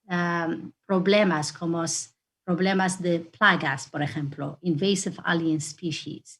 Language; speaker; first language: Spanish; non-native, fluent; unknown